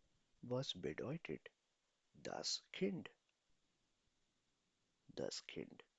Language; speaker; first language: German; non-native, fluent; Urdu